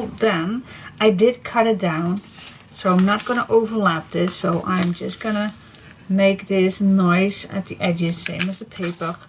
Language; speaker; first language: English; non-native, fluent; Dutch